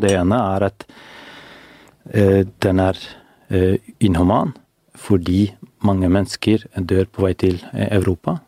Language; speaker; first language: Norwegian; non-native, fluent; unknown